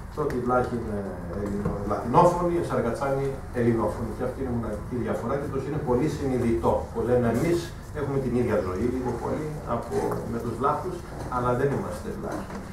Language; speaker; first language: Greek; non-native, fluent; German